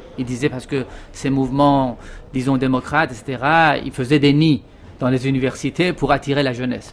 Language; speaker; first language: French; non-native, fluent; Persian